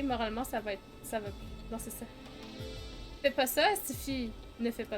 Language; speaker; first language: French; native; French